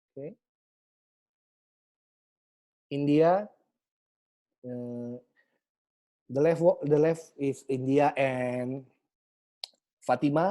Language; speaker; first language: English; non-native, learner; Indonesian